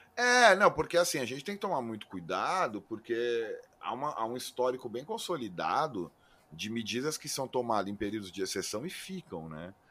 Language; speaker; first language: Portuguese; native; Portuguese